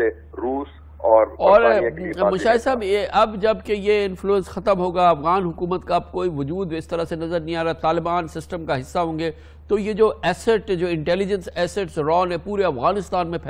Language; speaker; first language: Urdu; native; Urdu